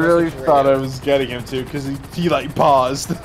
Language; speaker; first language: English; native; English